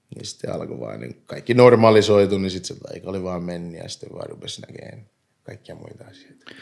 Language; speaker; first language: Finnish; early bilingual, other home language; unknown